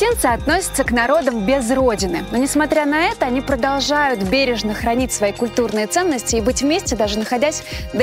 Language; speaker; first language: Russian; native; Russian